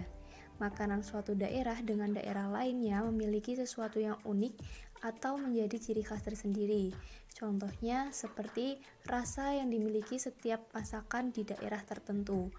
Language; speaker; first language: Indonesian; native; Indonesian